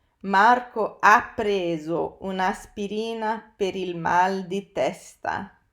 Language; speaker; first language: Italian; non-native, fluent; English